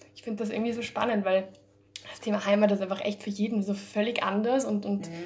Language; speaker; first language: German; early bilingual, heritage; German